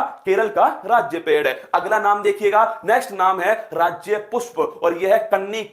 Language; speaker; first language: Hindi; native; Hindi